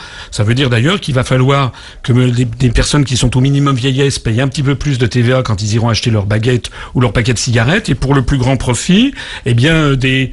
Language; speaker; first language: French; native; French